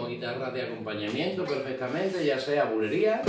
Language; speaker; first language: Spanish; native; Spanish